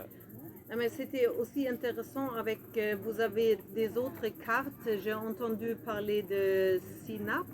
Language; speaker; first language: French; non-native, fluent; German